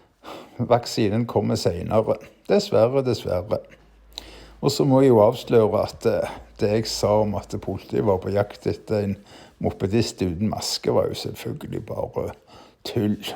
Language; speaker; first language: Norwegian; native; Norwegian